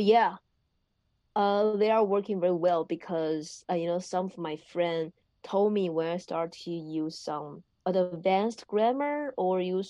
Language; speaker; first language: English; non-native, learner; Chinese